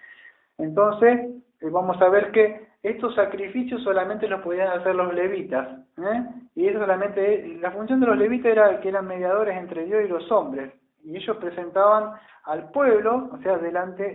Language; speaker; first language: Spanish; native; Spanish